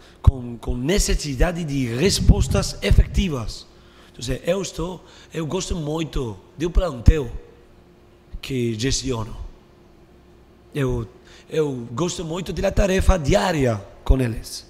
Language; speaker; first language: Portuguese; non-native, learner; Spanish